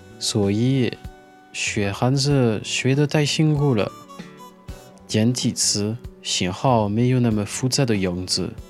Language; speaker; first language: Chinese; non-native, fluent; French